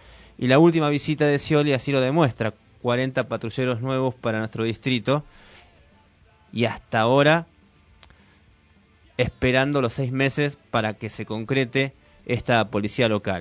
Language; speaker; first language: Spanish; native; Spanish